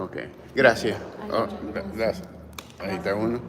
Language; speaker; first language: Spanish; early bilingual, heritage; English